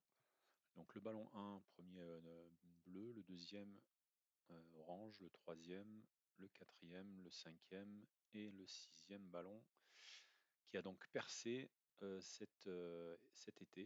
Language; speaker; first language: French; native; French